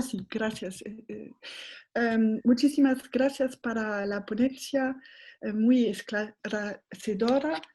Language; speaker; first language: Spanish; non-native, fluent; French